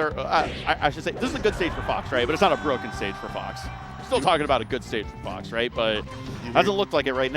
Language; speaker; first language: English; native; English